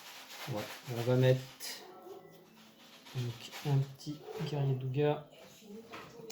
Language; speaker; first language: French; native; French